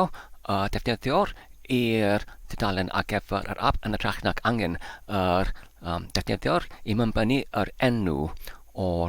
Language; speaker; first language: Welsh; non-native, learner; Polish